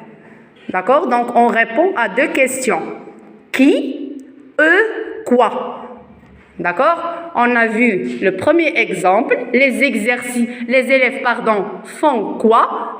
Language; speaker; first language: French; non-native, local second language; Arabic